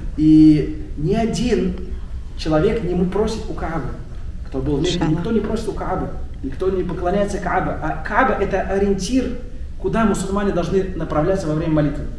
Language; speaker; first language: Russian; non-native, local second language; Tatar